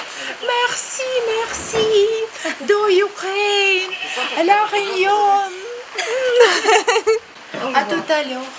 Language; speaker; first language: French; non-native, learner; Russian